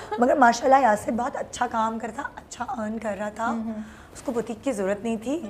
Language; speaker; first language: Urdu; native; Urdu